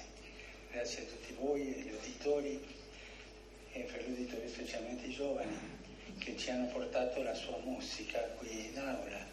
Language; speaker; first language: Italian; non-native, fluent; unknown